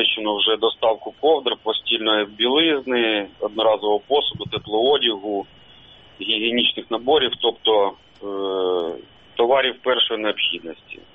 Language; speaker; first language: Ukrainian; native; Ukrainian